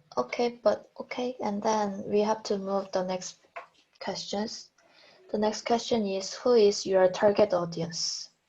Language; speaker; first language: English; non-native, learner; Korean